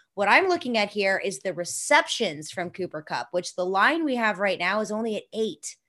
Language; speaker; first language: English; native; English